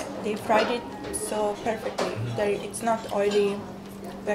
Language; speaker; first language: English; non-native, fluent; Italian